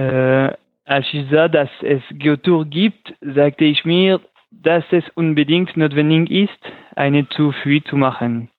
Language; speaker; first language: German; non-native, local second language; French